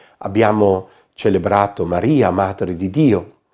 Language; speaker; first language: Italian; native; Italian